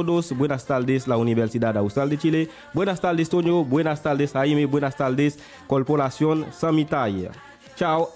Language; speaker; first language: Spanish; non-native, learner; Haitian Creole